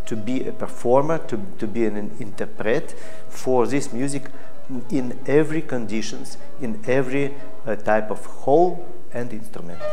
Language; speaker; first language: English; non-native, fluent; Russian